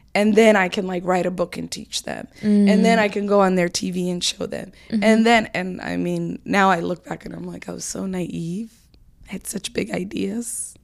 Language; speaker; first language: English; native; English